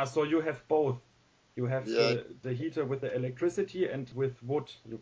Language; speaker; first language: English; non-native, fluent; German